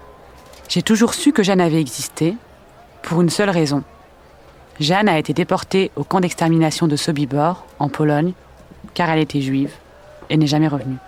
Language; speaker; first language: French; native; French